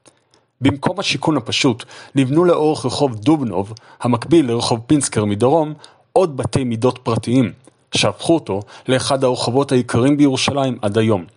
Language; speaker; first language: Hebrew; native; Hebrew